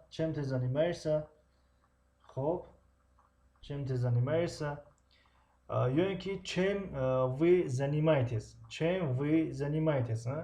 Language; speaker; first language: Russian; non-native, local second language; Tajik